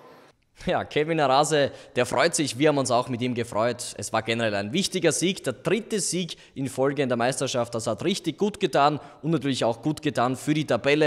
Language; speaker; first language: German; native; German